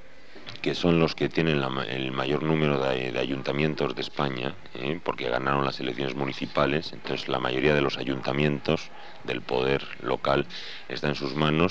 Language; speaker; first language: Spanish; native; Spanish